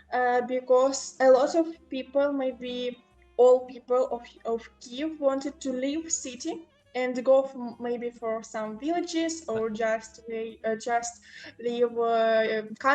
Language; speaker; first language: English; non-native, local second language; Ukrainian